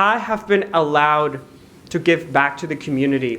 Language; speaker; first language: English; non-native, fluent; Spanish